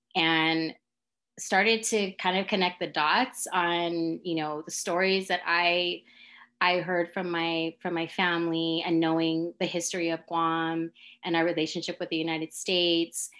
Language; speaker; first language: English; native; English